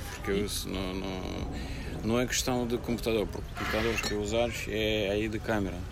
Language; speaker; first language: Portuguese; non-native, fluent; Russian